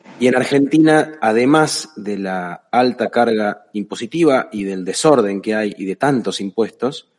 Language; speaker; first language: Spanish; native; Spanish